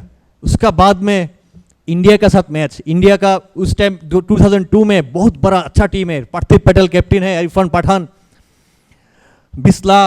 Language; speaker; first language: Hindi; non-native, learner; Bangla